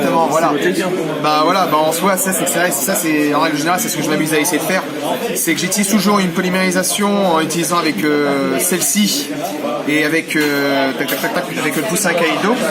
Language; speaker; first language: French; native; French